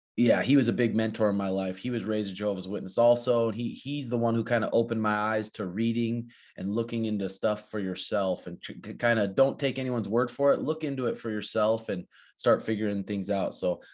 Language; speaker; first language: English; native; English